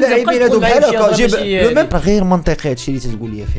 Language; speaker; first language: Arabic; native; Arabic